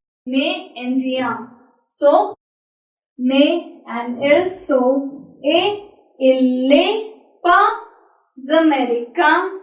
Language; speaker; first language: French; non-native, fluent; Hindi